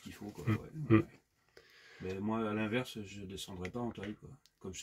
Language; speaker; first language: French; native; French